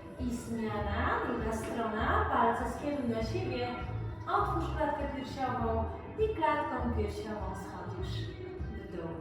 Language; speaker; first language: Polish; native; Polish